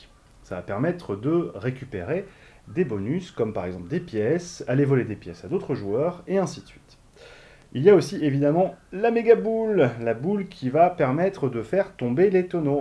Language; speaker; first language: French; native; French